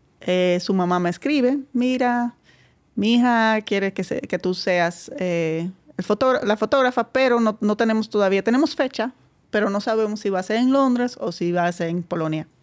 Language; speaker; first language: Spanish; non-native, fluent; Dutch